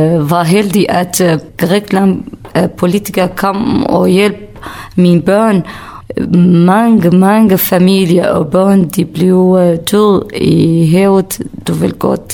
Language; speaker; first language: Danish; non-native, learner; Kurdish